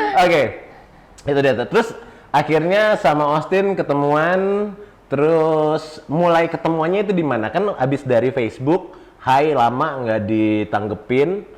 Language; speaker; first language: Indonesian; native; Indonesian